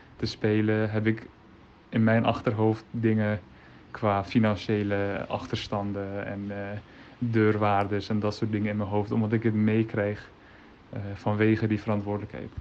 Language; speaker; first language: Dutch; early bilingual, other home language; Turkish